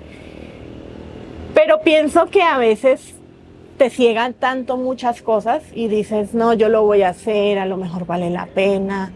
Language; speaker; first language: Spanish; native; Spanish